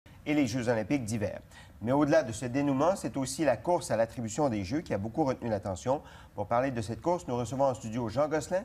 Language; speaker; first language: French; native; French